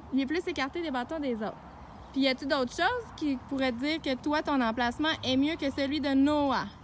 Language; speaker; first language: French; native; French